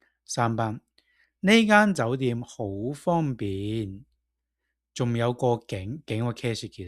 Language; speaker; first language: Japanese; non-native, fluent; Cantonese